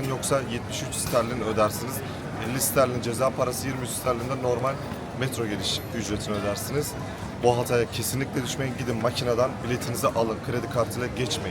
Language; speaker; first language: Turkish; native; Turkish